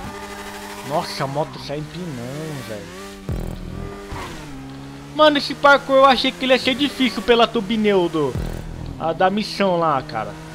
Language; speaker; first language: Portuguese; native; Portuguese